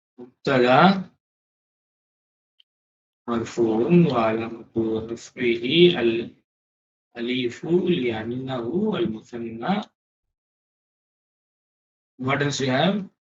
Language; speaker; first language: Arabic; non-native, fluent; Tamil